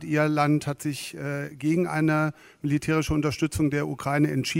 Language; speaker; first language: German; native; German